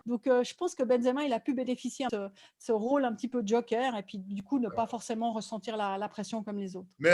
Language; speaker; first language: French; native; French